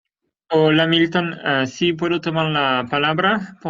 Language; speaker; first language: Spanish; non-native, fluent; French